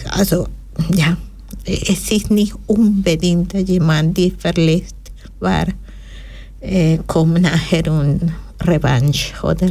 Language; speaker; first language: German; non-native, learner; Spanish